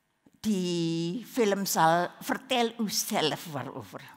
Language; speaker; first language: Dutch; non-native, learner; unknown